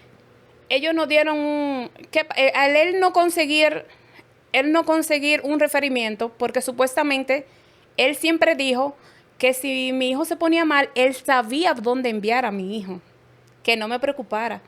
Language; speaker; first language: Spanish; native; Spanish